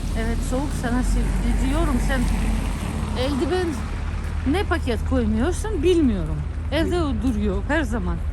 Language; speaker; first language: Turkish; non-native, learner; Russian